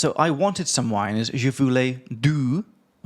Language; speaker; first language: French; non-native, learner; English